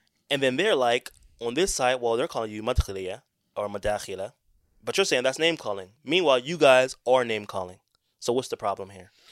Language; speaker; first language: English; native; English